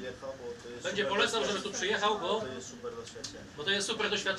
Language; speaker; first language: Polish; native; Polish